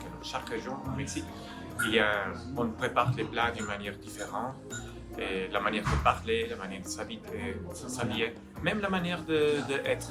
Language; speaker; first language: French; non-native, fluent; Spanish